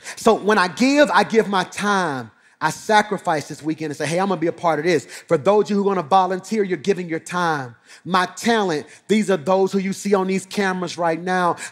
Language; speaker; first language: English; native; English